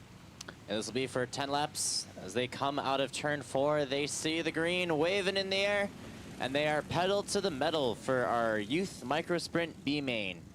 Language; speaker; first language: English; native; English